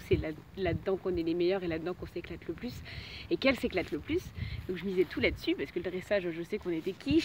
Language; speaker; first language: French; native; French